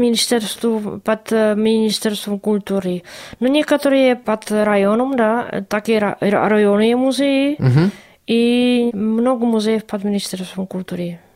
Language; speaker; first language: Russian; non-native, learner; Czech